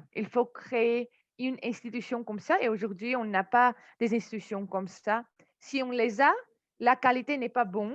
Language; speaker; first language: French; non-native, fluent; Armenian